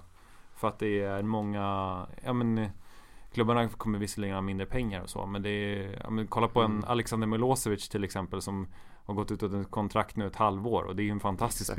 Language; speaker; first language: Swedish; native; Swedish